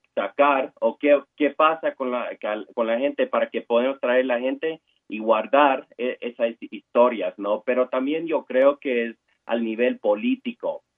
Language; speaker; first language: Spanish; early bilingual, heritage; Spanish